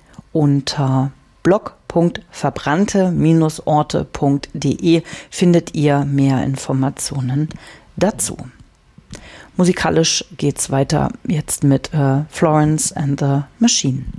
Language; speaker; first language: German; native; German